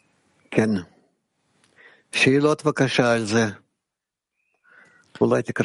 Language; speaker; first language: Hebrew; non-native, fluent; Russian